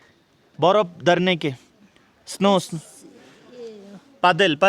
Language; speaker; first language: Hindi; non-native, learner; Bangla